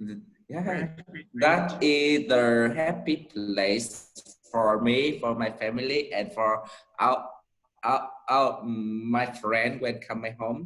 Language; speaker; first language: English; non-native, learner; Vietnamese